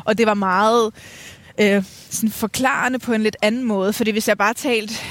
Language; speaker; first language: Danish; early bilingual, other home language; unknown